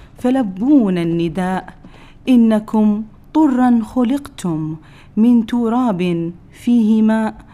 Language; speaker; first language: Arabic; native; Arabic